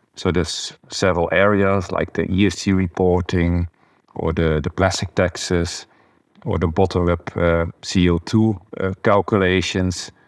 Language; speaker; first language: English; non-native, fluent; Dutch